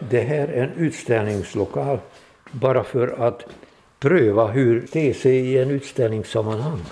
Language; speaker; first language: Swedish; non-native, fluent; Hungarian